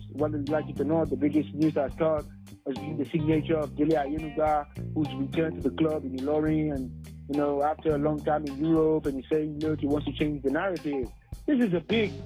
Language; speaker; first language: English; non-native, local second language; Yoruba